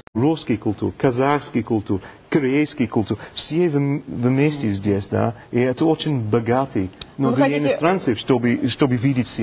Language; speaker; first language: Russian; non-native, learner; English